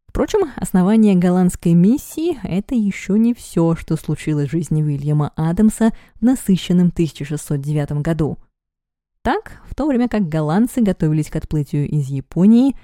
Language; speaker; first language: Russian; native; Russian